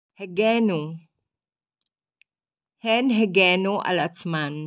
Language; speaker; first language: Hebrew; non-native, learner; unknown